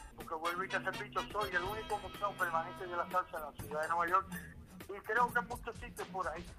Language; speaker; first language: Spanish; early bilingual, heritage; Spanish